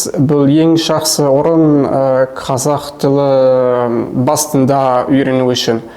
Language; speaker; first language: Kazakh; non-native, learner; Swiss German